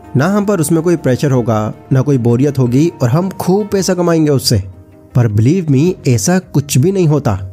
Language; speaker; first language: Hindi; native; Hindi